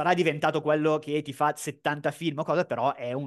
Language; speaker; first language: Italian; native; Italian